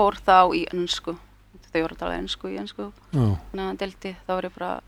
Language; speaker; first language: Icelandic; early bilingual, heritage; Polish